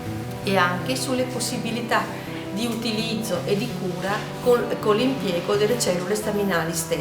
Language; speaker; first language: Italian; native; Italian